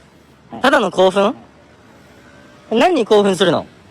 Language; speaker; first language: Japanese; native; Japanese